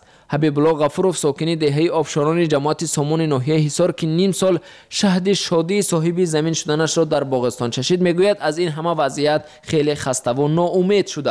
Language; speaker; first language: Persian; native; Persian